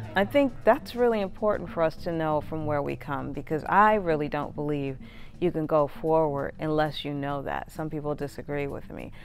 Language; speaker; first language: English; native; English